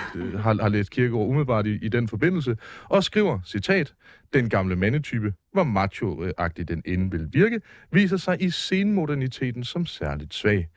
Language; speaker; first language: Danish; native; Danish